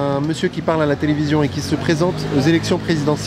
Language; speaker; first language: French; native; French